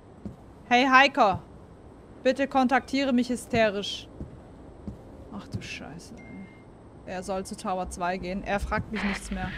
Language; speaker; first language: German; native; German